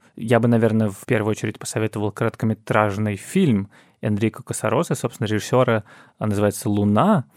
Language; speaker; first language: Russian; native; Russian